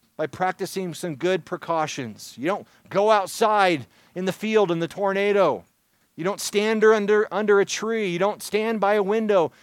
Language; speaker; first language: English; native; English